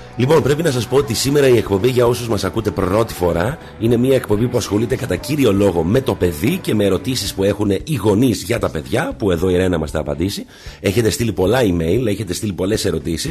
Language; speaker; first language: Greek; native; Greek